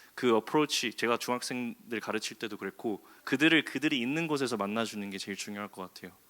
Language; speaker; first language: Korean; early bilingual, heritage; Korean